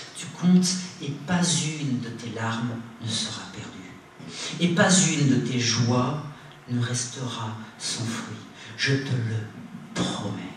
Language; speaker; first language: French; native; French